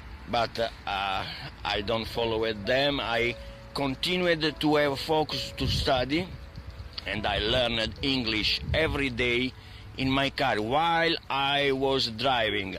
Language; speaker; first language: English; non-native, learner; Italian